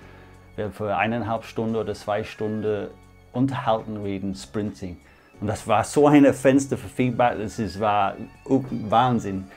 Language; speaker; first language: German; non-native, fluent; English